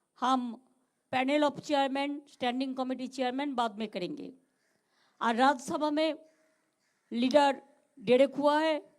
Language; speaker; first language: Hindi; non-native, local second language; Bangla